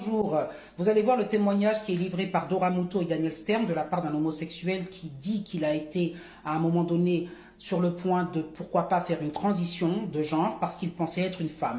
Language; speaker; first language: French; native; French